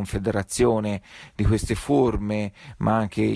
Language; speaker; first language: Italian; native; Italian